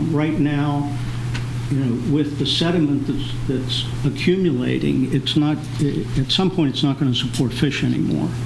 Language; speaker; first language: English; native; English